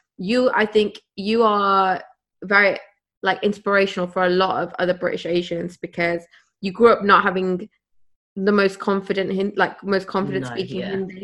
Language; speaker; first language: English; native; English